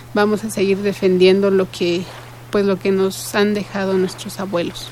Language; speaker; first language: Spanish; native; Spanish